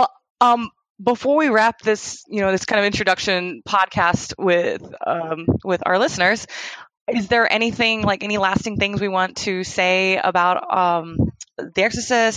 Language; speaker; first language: English; native; English